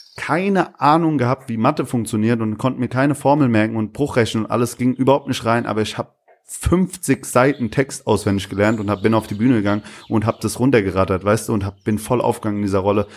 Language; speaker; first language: German; native; German